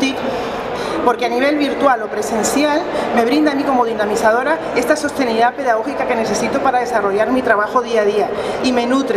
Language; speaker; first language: Spanish; native; Spanish